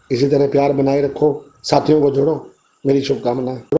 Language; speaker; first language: Hindi; native; Hindi